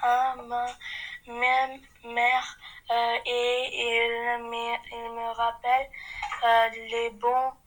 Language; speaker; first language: French; non-native, learner; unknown